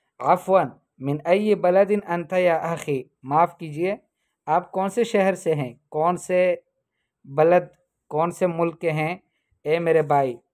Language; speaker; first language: Urdu; native; Urdu